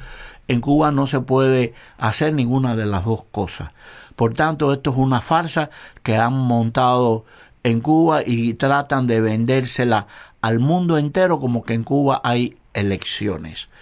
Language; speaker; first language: Spanish; native; Spanish